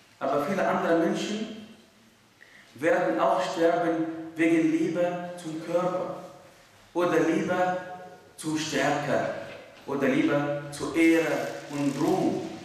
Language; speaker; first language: German; non-native, fluent; Arabic